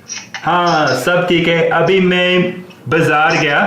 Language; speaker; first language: Hindi; non-native, learner; English